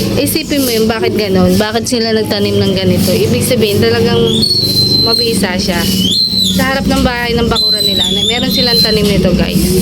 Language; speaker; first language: Filipino; native; Filipino